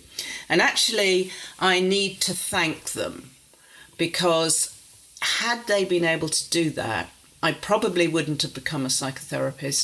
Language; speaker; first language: English; native; English